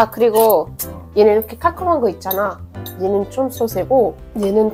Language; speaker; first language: Korean; non-native, fluent; Arabic